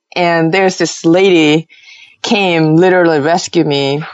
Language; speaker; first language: English; non-native, fluent; Korean